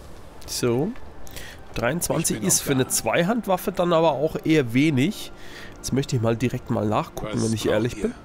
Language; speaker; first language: German; native; German